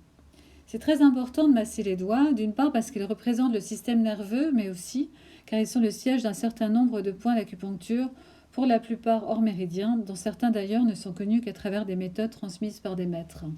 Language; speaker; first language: French; native; French